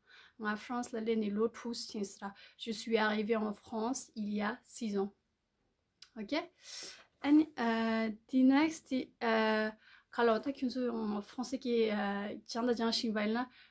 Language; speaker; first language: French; non-native, learner; Tibetan